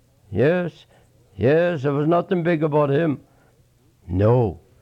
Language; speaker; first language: English; non-native, fluent; Swedish